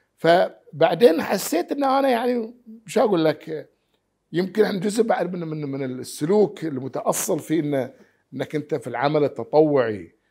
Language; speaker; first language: Arabic; native; Arabic